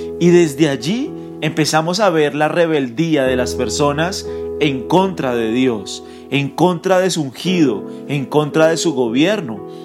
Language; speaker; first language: Spanish; native; Spanish